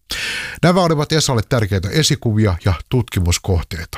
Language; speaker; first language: Finnish; native; Finnish